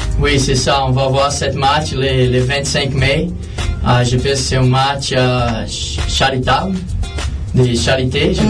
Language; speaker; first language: French; non-native, learner; Portuguese